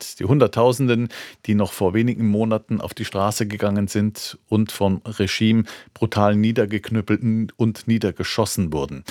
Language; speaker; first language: German; native; German